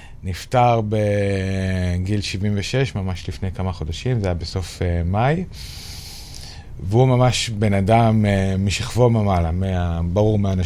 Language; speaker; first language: Hebrew; native; Hebrew